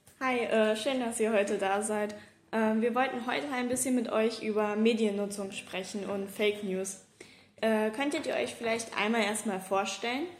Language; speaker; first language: German; native; German